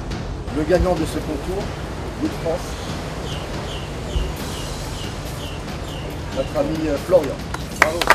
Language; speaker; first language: French; native; French